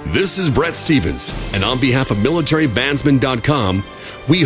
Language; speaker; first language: English; native; English